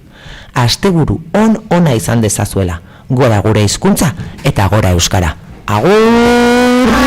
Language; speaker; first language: Basque; native; Basque